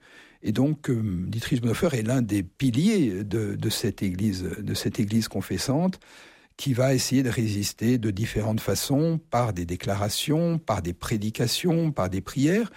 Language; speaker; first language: French; native; French